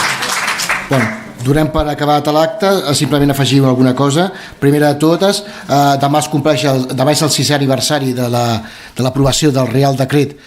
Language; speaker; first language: Catalan; native; Catalan